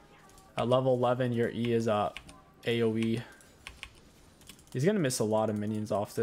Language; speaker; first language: English; native; English